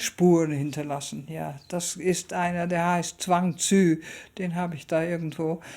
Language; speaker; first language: German; early bilingual, heritage; German